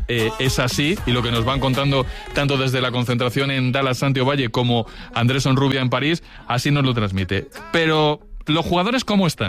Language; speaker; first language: Spanish; native; Spanish